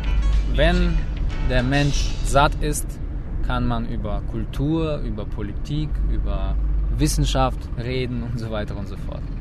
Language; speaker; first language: German; non-native, fluent; Russian